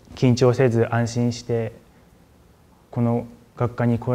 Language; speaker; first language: Japanese; native; Japanese